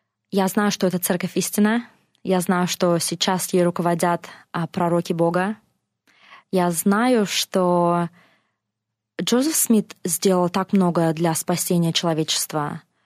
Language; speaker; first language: Russian; native; Russian